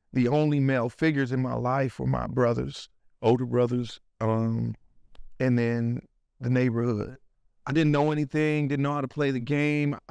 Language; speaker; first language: English; native; English